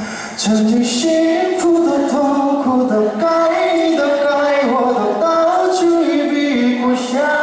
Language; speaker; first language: Chinese; non-native, learner; Korean